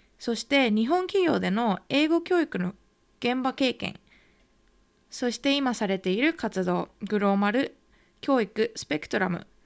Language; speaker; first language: Japanese; native; Japanese